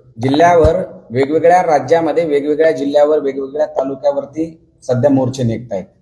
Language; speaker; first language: Marathi; non-native, local second language; Lambadi